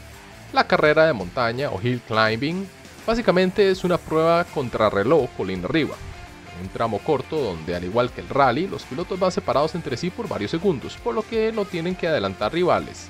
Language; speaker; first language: Spanish; native; Spanish